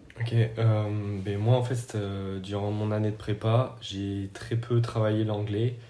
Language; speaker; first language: French; native; French